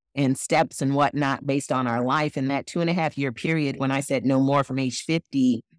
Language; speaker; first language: English; native; English